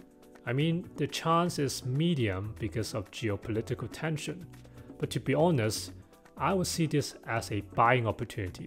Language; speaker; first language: English; non-native, local second language; Cantonese